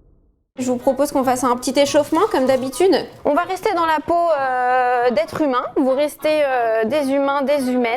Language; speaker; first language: French; native; French